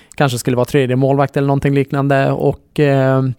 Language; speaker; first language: Swedish; early bilingual, other home language; Kurdish